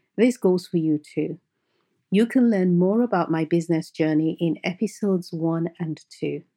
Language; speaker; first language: English; non-native, local second language; Yoruba